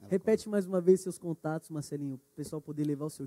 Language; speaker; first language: Portuguese; native; Portuguese